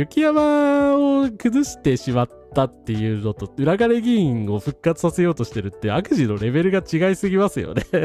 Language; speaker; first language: Japanese; native; Japanese